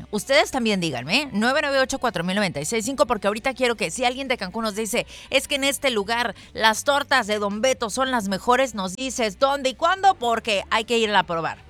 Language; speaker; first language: Spanish; native; Spanish